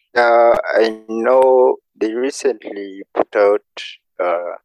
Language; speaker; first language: English; non-native, local second language; Ganda